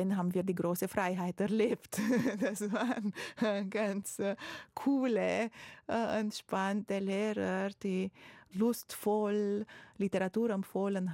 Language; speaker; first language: German; non-native, fluent; Romanian